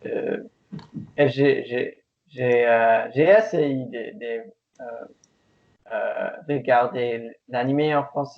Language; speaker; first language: French; non-native, learner; English